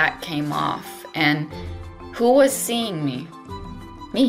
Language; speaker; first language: English; non-native, fluent; Arabic